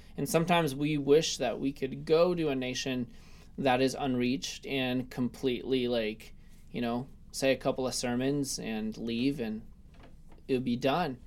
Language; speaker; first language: English; early bilingual, other home language; Russian